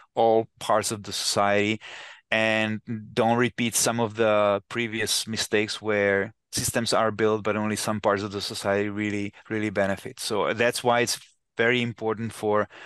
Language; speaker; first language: English; non-native, fluent; Czech